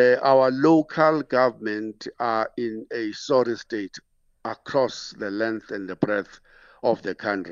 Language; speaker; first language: English; non-native, local second language; Xhosa